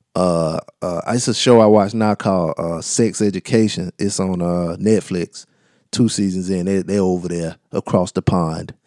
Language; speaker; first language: English; native; English